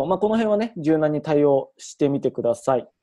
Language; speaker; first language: Japanese; native; Japanese